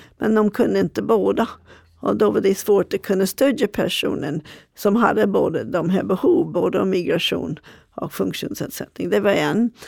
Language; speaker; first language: Swedish; non-native, fluent; English